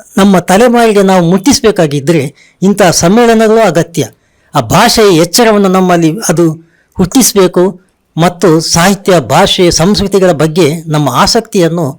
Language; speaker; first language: Kannada; non-native, local second language; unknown